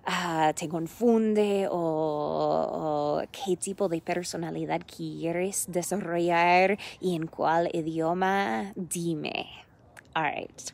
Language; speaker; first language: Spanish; non-native, fluent; English